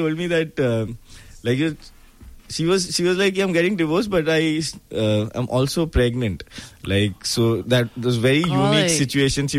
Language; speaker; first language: English; non-native, local second language; Bangla